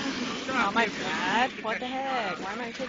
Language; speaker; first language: English; native; English